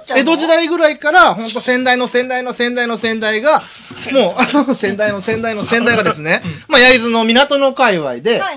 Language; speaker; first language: Japanese; native; Japanese